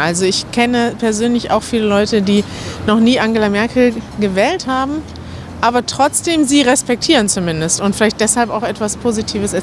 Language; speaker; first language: German; native; German